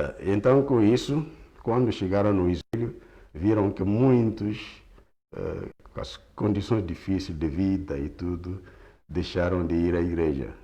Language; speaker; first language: Portuguese; non-native, local second language; Kongo